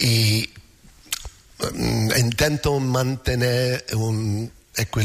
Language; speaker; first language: Spanish; non-native, learner; English